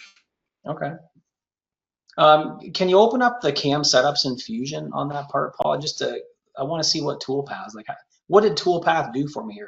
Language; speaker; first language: English; native; English